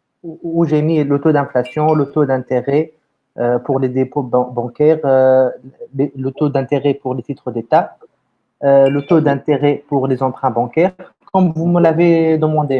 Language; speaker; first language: French; non-native, fluent; Romanian